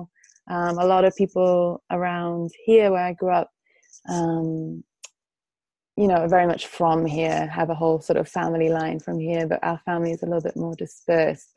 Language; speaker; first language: English; native; English